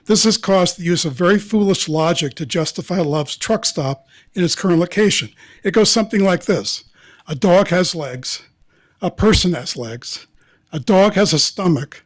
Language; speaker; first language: English; native; English